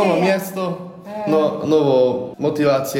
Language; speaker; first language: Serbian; non-native, local second language; Hungarian